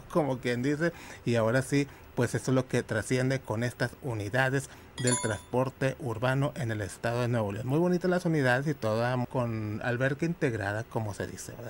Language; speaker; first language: Spanish; native; Spanish